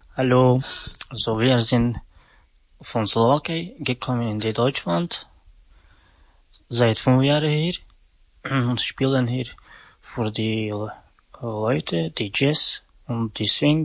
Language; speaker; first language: German; non-native, learner; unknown